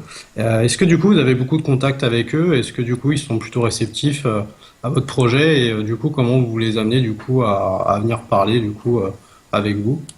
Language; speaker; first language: French; native; French